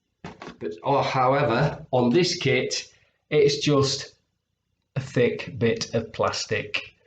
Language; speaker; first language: English; native; English